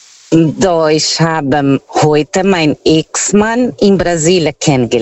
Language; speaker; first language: German; non-native, fluent; Portuguese